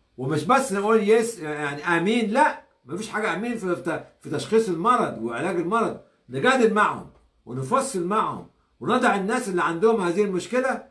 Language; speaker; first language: Arabic; native; Arabic